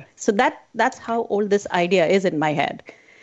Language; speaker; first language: English; non-native, local second language; Hindi